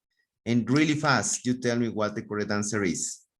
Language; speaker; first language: English; non-native, fluent; Spanish